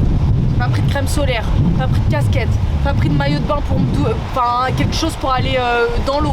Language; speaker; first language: French; native; French